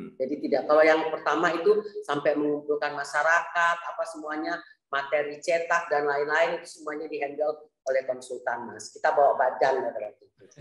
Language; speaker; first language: Indonesian; native; Indonesian